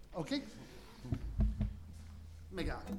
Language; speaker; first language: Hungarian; non-native, learner; English